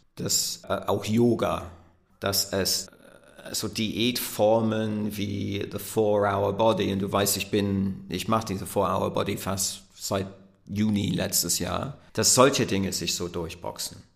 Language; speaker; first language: German; non-native, fluent; English